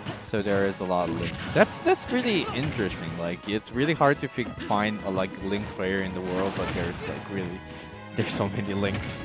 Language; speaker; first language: English; non-native, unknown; Japanese